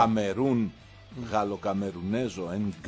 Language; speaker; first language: Greek; native; Greek